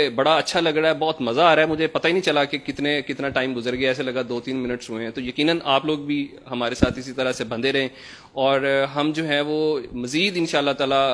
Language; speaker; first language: Urdu; non-native, local second language; Punjabi